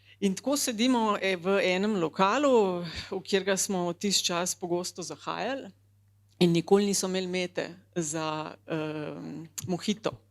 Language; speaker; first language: Slovenian; native; Slovenian